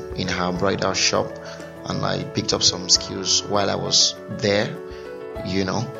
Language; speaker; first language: English; non-native, local second language; Igbo